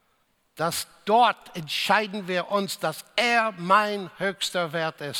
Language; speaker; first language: German; non-native, fluent; English